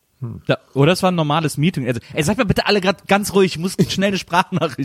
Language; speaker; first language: German; native; German